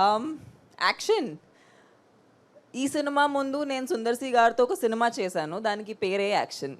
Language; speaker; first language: Telugu; non-native, fluent; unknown